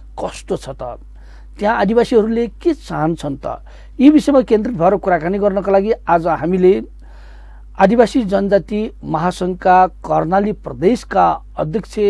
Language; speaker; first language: Nepali; non-native, local second language; Newari